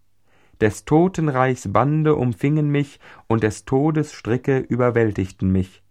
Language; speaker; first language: German; native; German